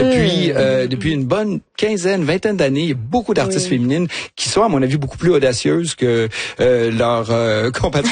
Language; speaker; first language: French; native; French